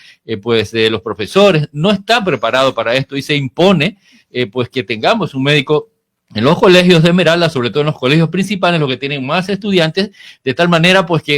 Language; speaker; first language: Spanish; native; Spanish